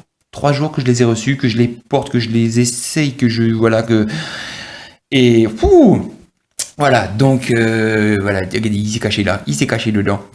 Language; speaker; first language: French; native; French